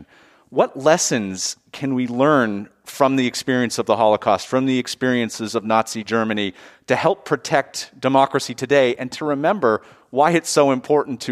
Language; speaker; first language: English; native; English